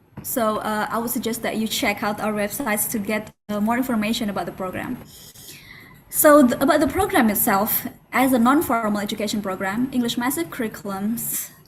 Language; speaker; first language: English; non-native, fluent; Indonesian